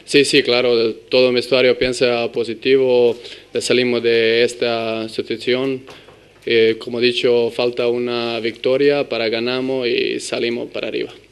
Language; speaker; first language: Spanish; non-native, learner; Serbian